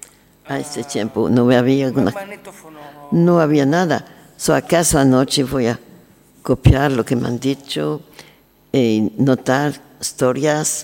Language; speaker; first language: Spanish; non-native, learner; French